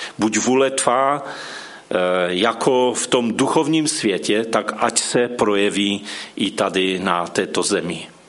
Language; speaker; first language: Czech; non-native, local second language; Polish